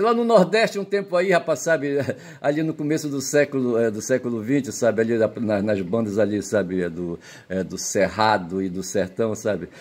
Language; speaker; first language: Portuguese; native; Portuguese